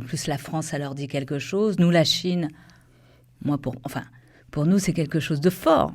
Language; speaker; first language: French; native; French